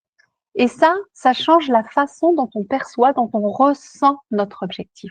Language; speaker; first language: French; native; French